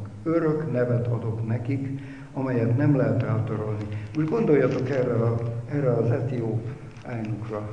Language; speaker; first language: Hungarian; native; Hungarian